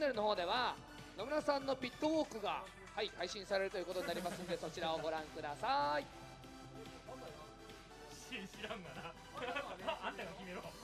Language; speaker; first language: Japanese; native; Japanese